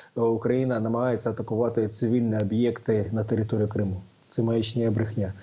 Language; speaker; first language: Ukrainian; native; Ukrainian